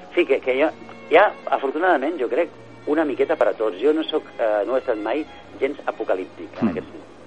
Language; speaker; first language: Catalan; non-native, local second language; Spanish